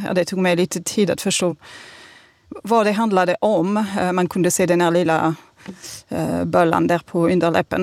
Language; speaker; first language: Swedish; non-native, fluent; French